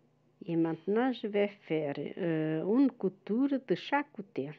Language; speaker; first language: French; non-native, fluent; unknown